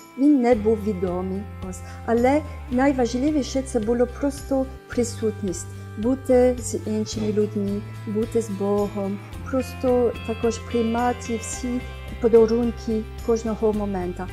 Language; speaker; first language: Ukrainian; non-native, fluent; French